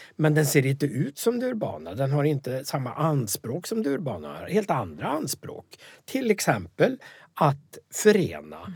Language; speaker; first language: Swedish; native; Swedish